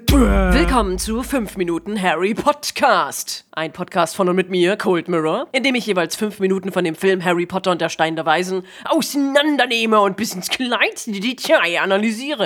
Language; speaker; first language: German; native; German